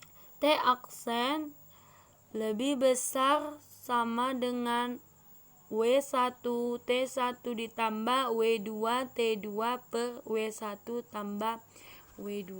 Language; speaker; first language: Indonesian; native; Indonesian